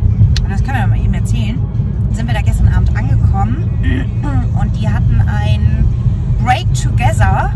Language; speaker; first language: German; native; German